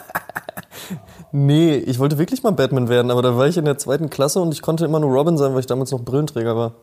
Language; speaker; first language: German; native; German